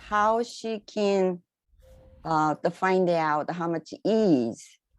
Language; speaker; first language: English; non-native, learner; Japanese